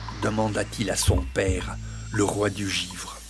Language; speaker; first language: French; native; French